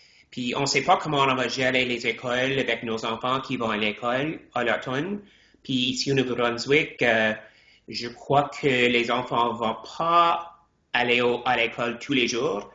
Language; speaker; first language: French; non-native, fluent; English